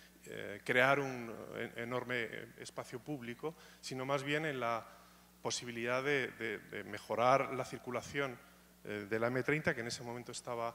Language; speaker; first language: Spanish; native; Spanish